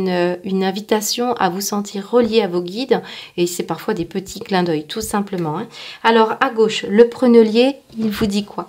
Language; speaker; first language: French; native; French